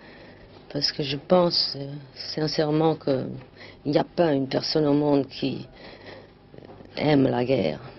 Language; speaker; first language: French; non-native, fluent; German